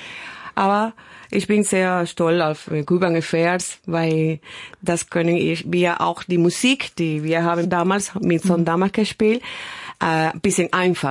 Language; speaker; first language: German; non-native, fluent; Spanish